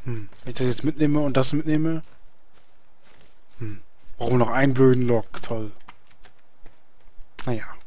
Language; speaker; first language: German; native; German